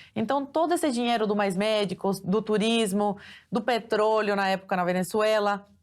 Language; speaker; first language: Portuguese; early bilingual, other home language; Spanish